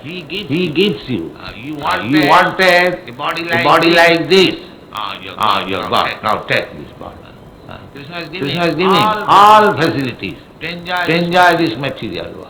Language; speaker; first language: English; non-native, local second language; Bangla